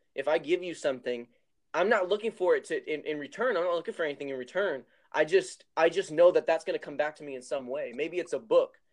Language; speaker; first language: English; native; English